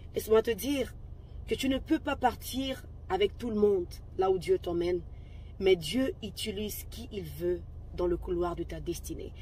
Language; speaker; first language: French; non-native, local second language; Lingala